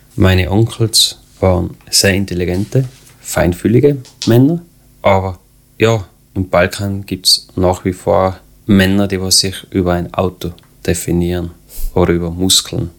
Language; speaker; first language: German; early bilingual, other home language; Croatian